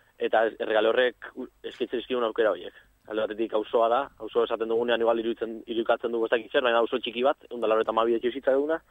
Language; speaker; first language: Basque; non-native, local second language; Spanish